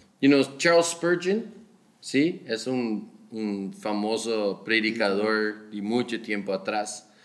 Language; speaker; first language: Spanish; non-native, learner; Dutch